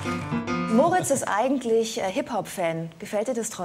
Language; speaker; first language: German; native; German